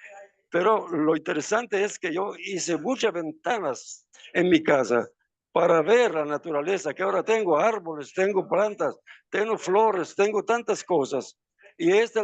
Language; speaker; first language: Spanish; non-native, fluent; Italian